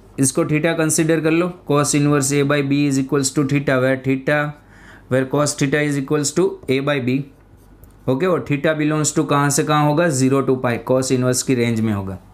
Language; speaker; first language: Hindi; non-native, local second language; Gujarati